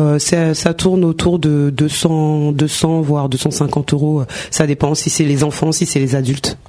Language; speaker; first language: French; early bilingual, other home language; Wolof